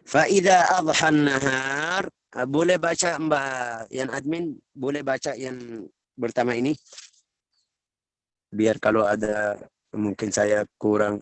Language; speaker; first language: Indonesian; non-native, learner; Arabic